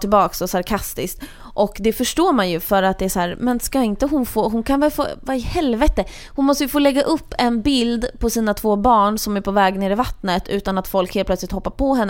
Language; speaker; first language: Swedish; native; Swedish